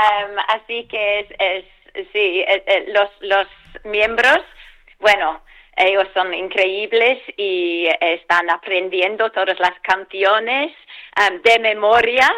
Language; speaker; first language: Spanish; non-native, fluent; English